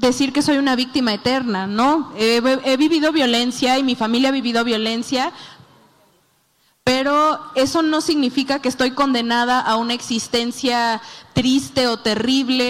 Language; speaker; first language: Spanish; native; Spanish